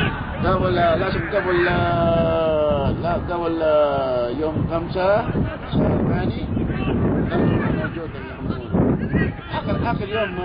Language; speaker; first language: Arabic; non-native, learner; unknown